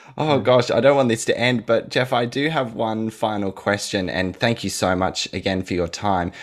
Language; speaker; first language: English; native; English